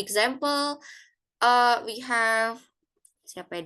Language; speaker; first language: English; non-native, fluent; Indonesian